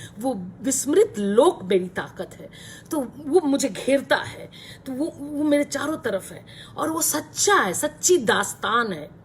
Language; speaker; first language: Hindi; native; Hindi